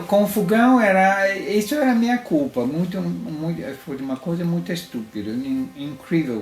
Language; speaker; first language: Portuguese; non-native, fluent; Italian